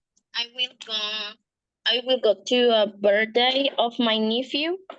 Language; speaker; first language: English; non-native, learner; Spanish